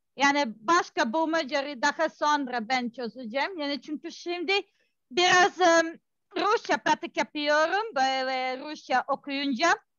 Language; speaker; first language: Turkish; non-native, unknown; Serbian